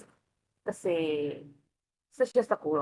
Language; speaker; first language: Chinese; non-native, learner; Burmese